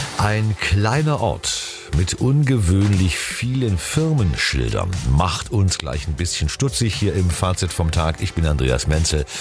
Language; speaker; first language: German; native; German